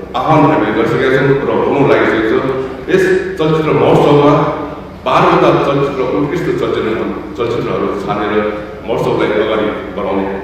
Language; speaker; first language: Nepali; non-native, local second language; Newari